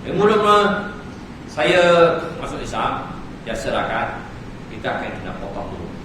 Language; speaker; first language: Malay; non-native, local second language; Chinese